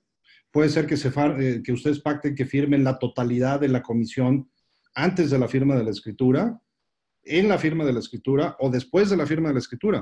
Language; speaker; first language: Spanish; native; Spanish